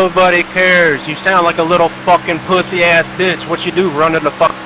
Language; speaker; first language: English; native; English